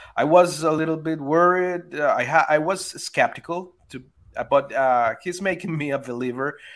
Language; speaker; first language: English; non-native, fluent; Spanish